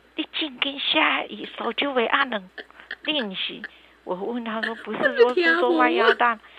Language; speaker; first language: Chinese; non-native, local second language; Hakka Chinese